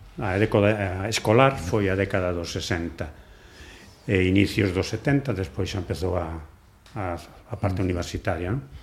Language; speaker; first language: Galician; non-native, local second language; Spanish